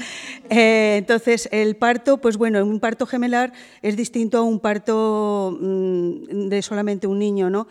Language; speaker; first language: Spanish; native; Spanish